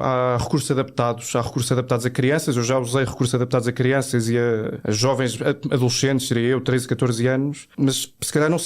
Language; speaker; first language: Portuguese; native; Portuguese